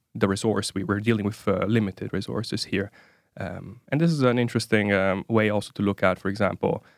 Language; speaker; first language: English; non-native, fluent; Italian